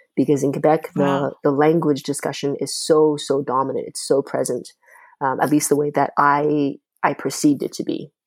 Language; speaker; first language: English; non-native, fluent; Chinese